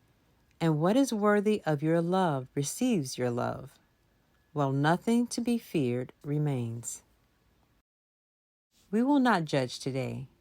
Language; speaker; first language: English; native; English